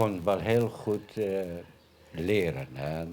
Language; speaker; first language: Dutch; non-native, fluent; Persian